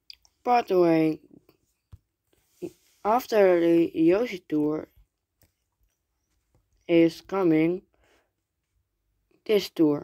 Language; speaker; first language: English; non-native, learner; Dutch